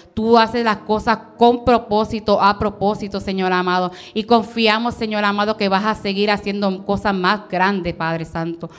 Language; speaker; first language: Spanish; early bilingual, heritage; Spanish